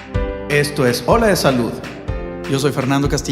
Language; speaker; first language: Spanish; native; Spanish